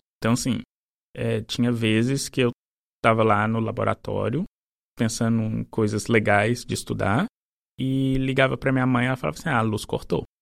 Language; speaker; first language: Portuguese; native; Portuguese